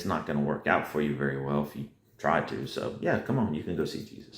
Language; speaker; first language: English; native; English